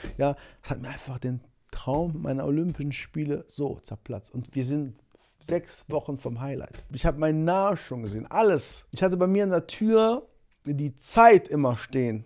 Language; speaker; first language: German; early bilingual, other home language; Portuguese